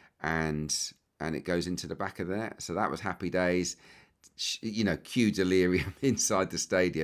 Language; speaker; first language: English; native; English